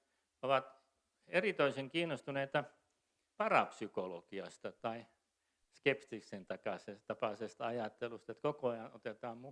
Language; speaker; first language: Finnish; native; Finnish